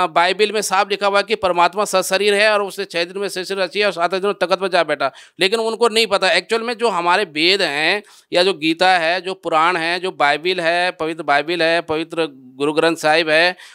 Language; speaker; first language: Hindi; native; Hindi